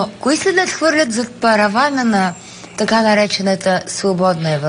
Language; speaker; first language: Bulgarian; native; Bulgarian